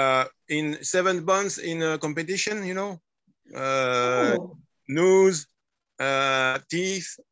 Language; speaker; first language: English; non-native, learner; French